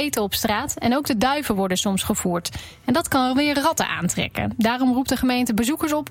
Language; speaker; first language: Dutch; native; Dutch